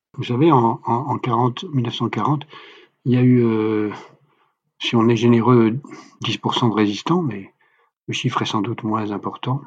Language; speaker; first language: French; native; French